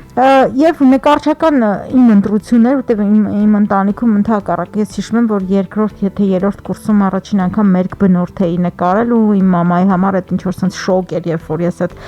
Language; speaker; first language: Armenian; native; Armenian